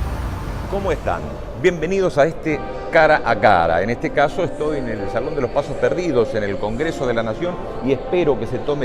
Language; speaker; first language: Spanish; native; Spanish